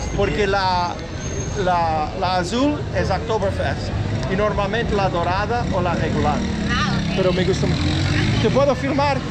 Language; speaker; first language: English; early bilingual, other home language; Portuguese